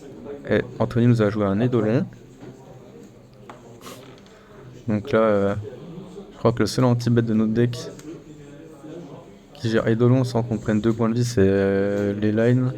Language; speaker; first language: French; native; French